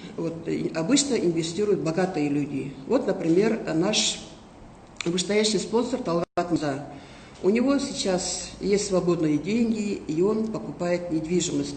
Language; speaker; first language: Russian; non-native, local second language; Kazakh